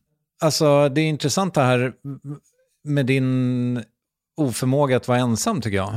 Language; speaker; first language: Swedish; native; Swedish